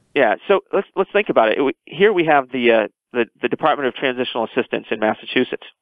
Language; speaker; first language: English; native; English